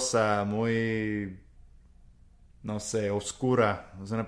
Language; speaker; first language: Spanish; non-native, fluent; English